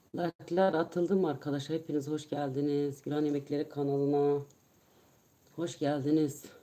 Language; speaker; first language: Turkish; native; Turkish